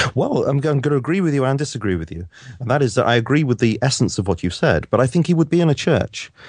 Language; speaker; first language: English; native; English